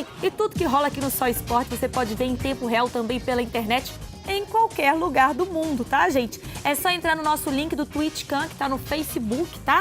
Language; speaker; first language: Portuguese; native; Portuguese